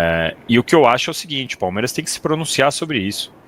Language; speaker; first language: Portuguese; native; Portuguese